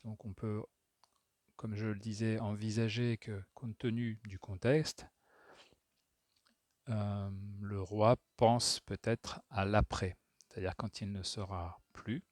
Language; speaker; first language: French; native; French